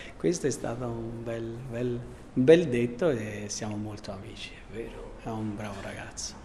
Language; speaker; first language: Italian; non-native, fluent; Albanian